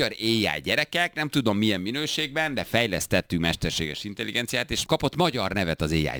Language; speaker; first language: Hungarian; native; Hungarian